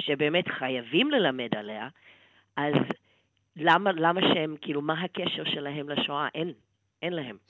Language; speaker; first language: Hebrew; non-native, fluent; English